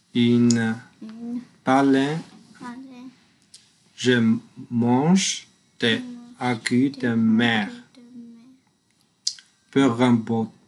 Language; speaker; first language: French; non-native, learner; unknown